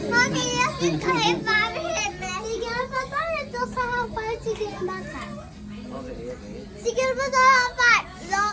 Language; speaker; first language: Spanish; early bilingual, other home language; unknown